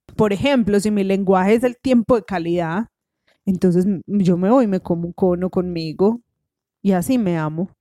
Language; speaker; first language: Spanish; native; Spanish